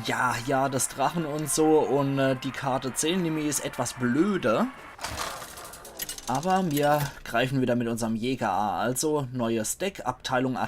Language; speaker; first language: German; native; German